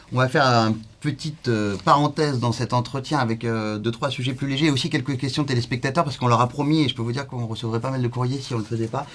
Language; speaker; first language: French; native; French